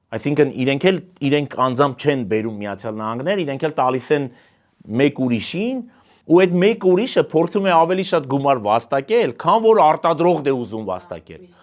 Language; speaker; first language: Armenian; native; Armenian